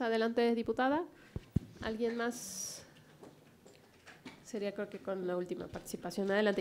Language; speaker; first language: Spanish; native; Spanish